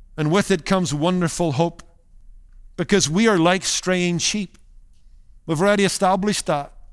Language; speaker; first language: English; native; English